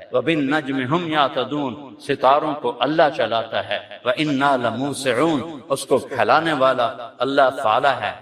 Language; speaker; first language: Urdu; non-native, local second language; Punjabi